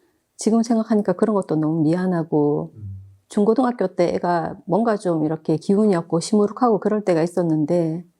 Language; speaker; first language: Korean; native; Korean